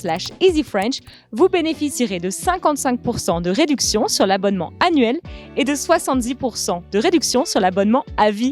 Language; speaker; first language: French; native; French